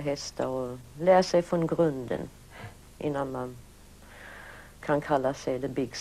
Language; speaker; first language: Swedish; early bilingual, other home language; German